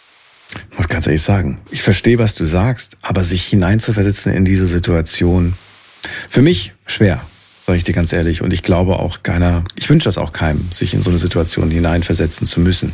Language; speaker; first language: German; native; German